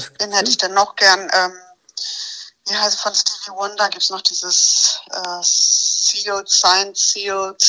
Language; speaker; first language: German; native; German